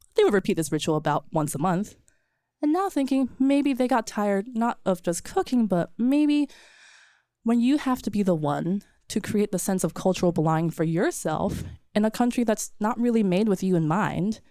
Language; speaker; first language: English; native; English